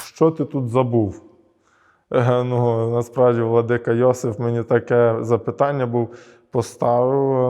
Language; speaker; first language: Ukrainian; early bilingual, heritage; Ukrainian